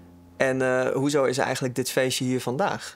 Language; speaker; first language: Dutch; native; Dutch